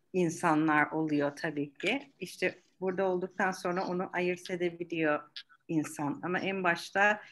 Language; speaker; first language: Turkish; early bilingual, heritage; Turkish